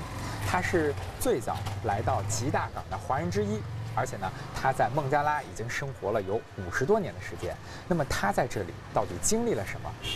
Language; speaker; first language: Chinese; native; Chinese